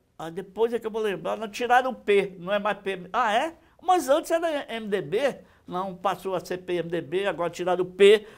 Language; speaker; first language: Portuguese; native; Portuguese